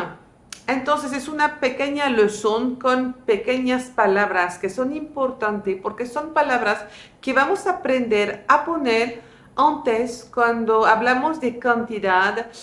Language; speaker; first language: Spanish; non-native, fluent; French